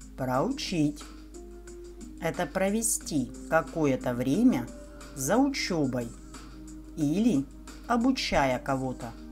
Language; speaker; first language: Russian; native; Russian